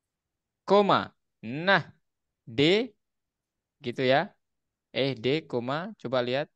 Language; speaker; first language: Indonesian; native; Indonesian